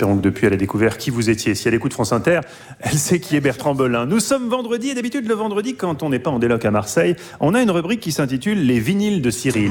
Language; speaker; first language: French; native; French